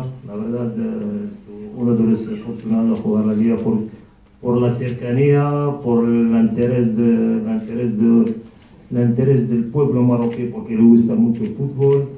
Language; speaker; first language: Spanish; non-native, fluent; Arabic